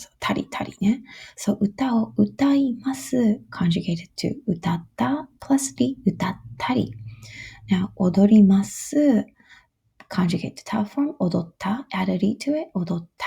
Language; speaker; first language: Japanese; non-native, fluent; English